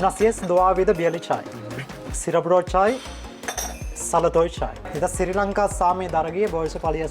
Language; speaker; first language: Russian; non-native, learner; Sinhala